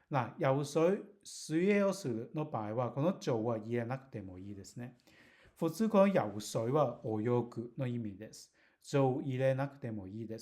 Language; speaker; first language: Japanese; non-native, learner; Cantonese